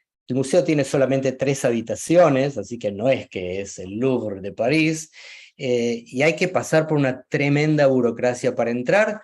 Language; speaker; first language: Spanish; native; Spanish